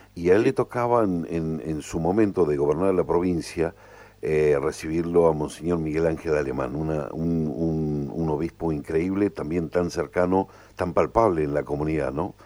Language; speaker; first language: Spanish; native; Spanish